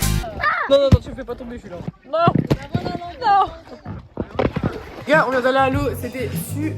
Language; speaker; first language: French; native; French